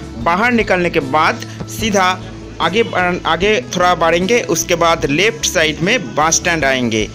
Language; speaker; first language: Hindi; non-native, local second language; Odia